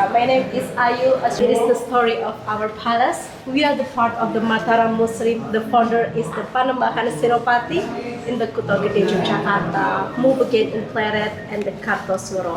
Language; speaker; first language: English; non-native, fluent; Indonesian